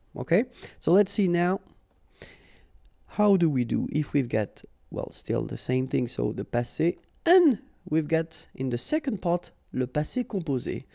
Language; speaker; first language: English; non-native, fluent; French